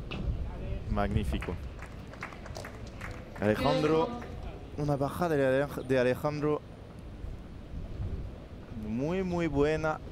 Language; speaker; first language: Spanish; non-native, learner; French